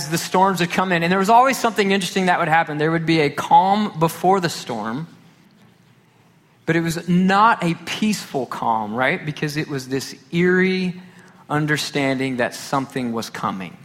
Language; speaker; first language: English; native; English